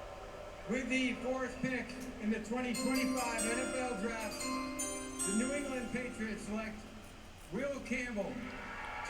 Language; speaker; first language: English; native; English